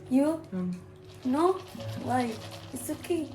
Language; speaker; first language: English; non-native, learner; Filipino